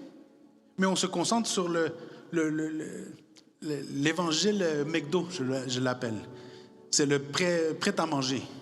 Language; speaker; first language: French; non-native, fluent; Spanish